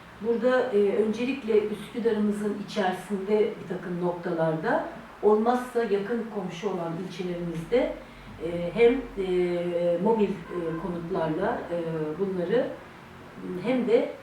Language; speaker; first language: Turkish; native; Turkish